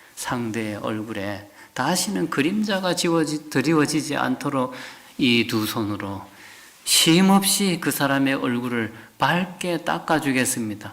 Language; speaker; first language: Korean; native; Korean